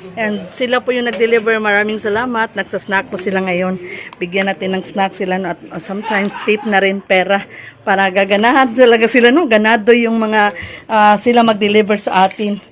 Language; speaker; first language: Filipino; non-native, local second language; Cebuano